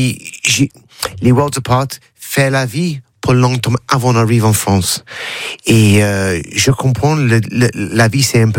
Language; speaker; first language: French; non-native, learner; English